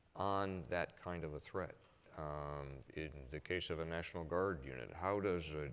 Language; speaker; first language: English; native; English